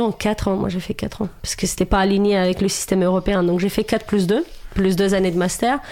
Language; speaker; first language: French; non-native, fluent; Romanian